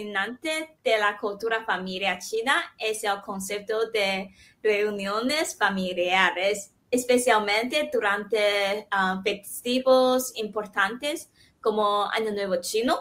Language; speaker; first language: Spanish; non-native, fluent; Chinese